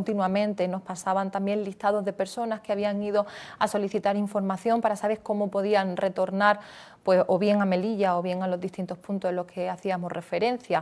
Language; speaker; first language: Spanish; native; Spanish